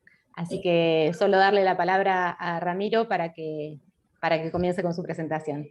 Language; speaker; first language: Spanish; native; Spanish